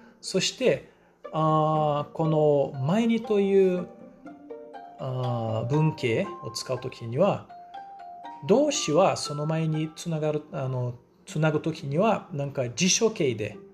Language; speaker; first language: Japanese; non-native, fluent; Portuguese